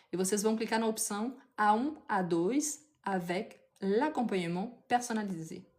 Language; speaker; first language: Portuguese; native; Portuguese